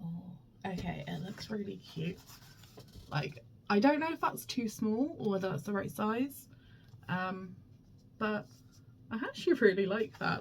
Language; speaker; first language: English; native; English